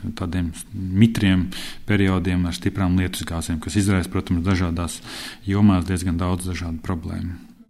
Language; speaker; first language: Latvian; native; Latvian